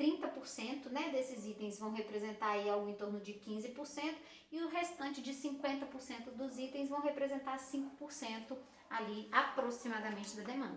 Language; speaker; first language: Portuguese; native; Portuguese